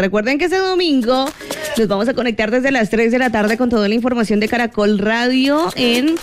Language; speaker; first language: Spanish; native; Spanish